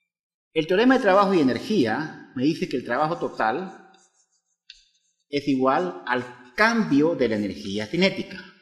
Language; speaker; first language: Spanish; native; Spanish